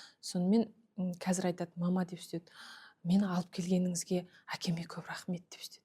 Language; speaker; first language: Kazakh; early bilingual, heritage; Kazakh